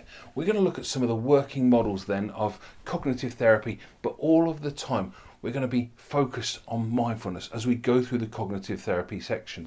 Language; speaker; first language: English; native; English